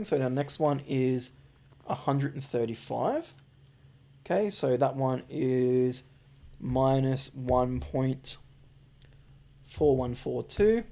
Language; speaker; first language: English; native; English